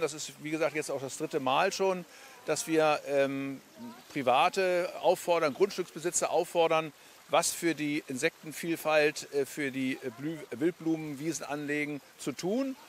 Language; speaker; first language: German; native; German